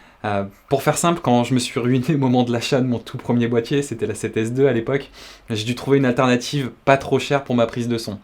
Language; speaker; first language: French; native; French